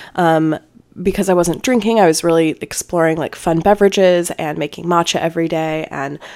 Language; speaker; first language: English; native; English